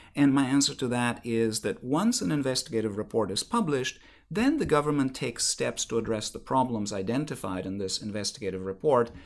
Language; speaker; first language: English; non-native, fluent; Bulgarian